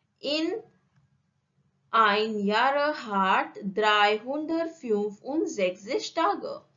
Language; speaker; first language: German; non-native, learner; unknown